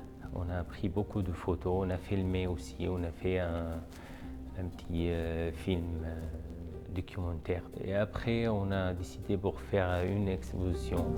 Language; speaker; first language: French; non-native, learner; Arabic